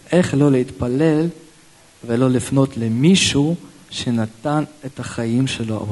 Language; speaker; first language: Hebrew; non-native, local second language; Russian